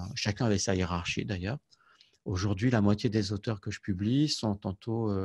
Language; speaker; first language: French; native; French